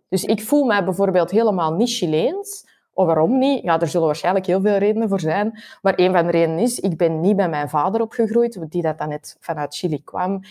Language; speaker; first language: Dutch; native; Dutch